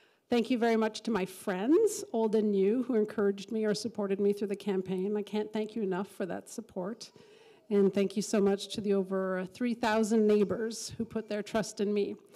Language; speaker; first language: English; native; English